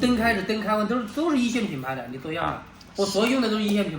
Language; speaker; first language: Chinese; native; Chinese